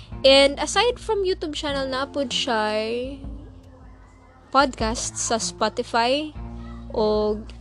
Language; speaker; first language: English; non-native, local second language; Cebuano